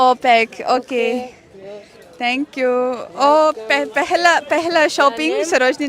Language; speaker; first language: Hindi; non-native, learner; Russian